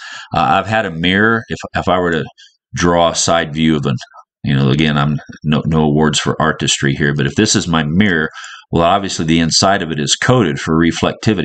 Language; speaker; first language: English; native; English